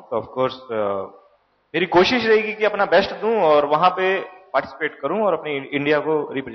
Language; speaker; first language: Hindi; native; Hindi